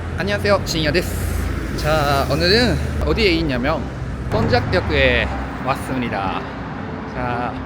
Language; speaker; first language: Korean; non-native, learner; Japanese